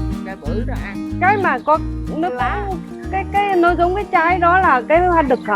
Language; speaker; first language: Vietnamese; native; Vietnamese